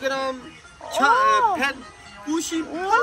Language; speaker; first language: Korean; non-native, learner; Urdu